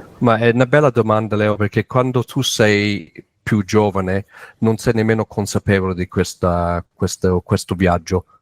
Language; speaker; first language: Italian; non-native, fluent; English